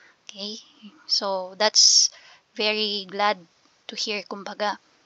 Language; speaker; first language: English; non-native, local second language; Filipino